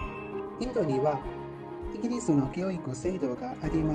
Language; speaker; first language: Japanese; non-native, learner; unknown